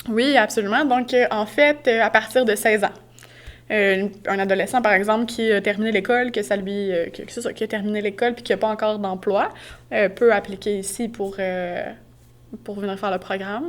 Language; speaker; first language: French; native; French